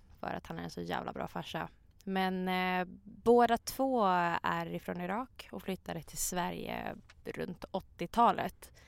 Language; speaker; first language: Swedish; native; Swedish